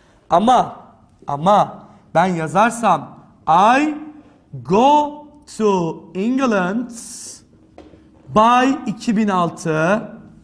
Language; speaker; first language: English; non-native, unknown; Turkish